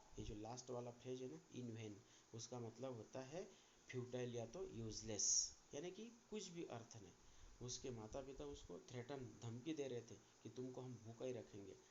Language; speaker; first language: Hindi; non-native, local second language; Marathi